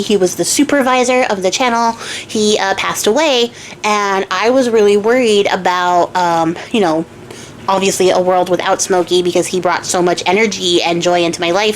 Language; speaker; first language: English; native; English